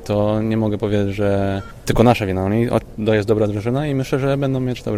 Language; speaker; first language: Polish; early bilingual, heritage; English